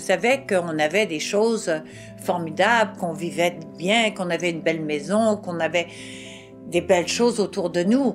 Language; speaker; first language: French; native; French